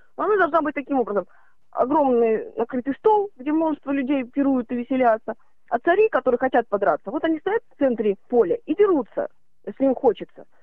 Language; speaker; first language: Russian; native; Russian